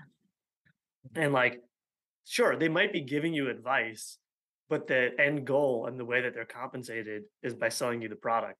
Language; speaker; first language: English; native; English